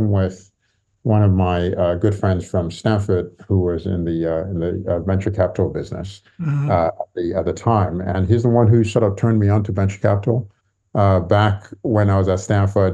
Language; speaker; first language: English; non-native, local second language; Yoruba